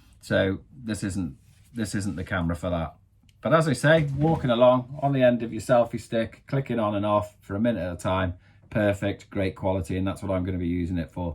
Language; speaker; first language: English; native; English